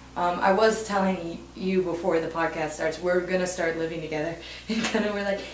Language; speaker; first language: English; native; English